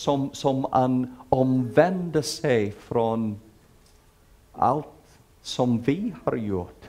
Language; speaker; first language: Swedish; non-native, fluent; English